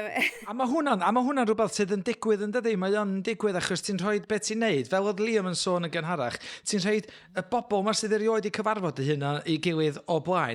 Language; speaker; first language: Welsh; native; Welsh